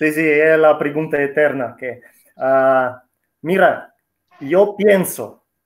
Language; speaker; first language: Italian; non-native, learner; Russian